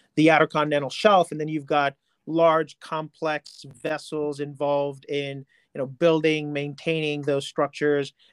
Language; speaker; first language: English; non-native, local second language; Hindi